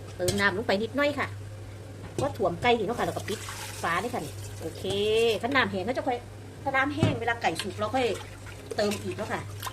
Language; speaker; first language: Thai; native; Thai